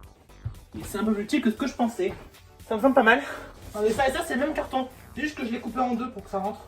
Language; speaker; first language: French; native; French